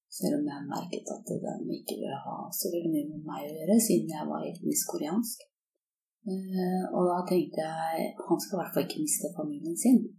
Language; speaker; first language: Norwegian; early bilingual, other home language; Korean